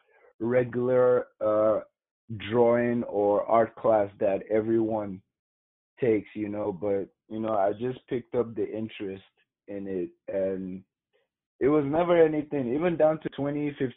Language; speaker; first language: English; non-native, local second language; Igbo